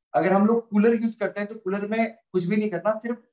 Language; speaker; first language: Hindi; native; Hindi